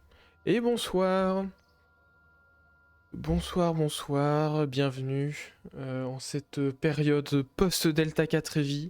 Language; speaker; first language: French; native; French